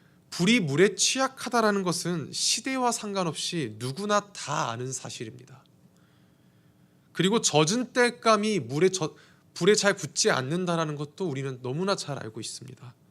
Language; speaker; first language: Korean; native; Korean